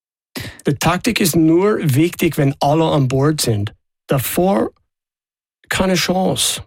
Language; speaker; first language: German; non-native, fluent; English